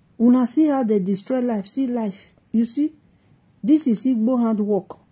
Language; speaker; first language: Nigerian Pidgin; native; Nigerian Pidgin